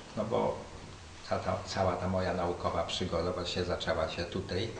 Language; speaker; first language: Polish; native; Polish